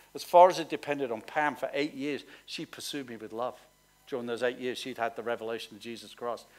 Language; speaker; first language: English; native; English